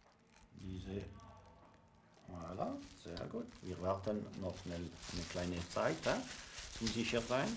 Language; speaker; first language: German; non-native, learner; French